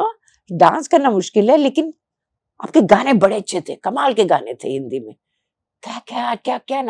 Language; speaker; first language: Hindi; non-native, local second language; Telugu